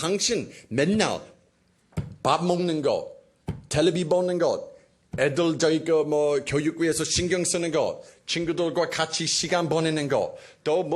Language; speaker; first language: Korean; non-native, fluent; English